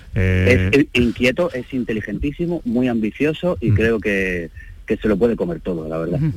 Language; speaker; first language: Spanish; native; Spanish